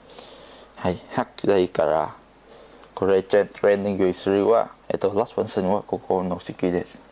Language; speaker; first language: Japanese; non-native, learner; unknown